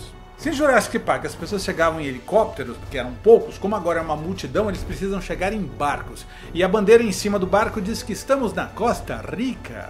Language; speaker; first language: Portuguese; native; Portuguese